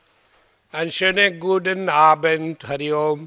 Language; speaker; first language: German; non-native, learner; Hindi